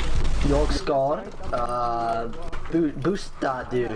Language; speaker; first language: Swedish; non-native, learner; English